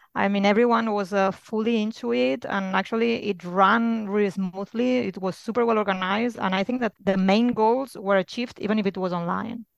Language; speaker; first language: English; non-native, fluent; Catalan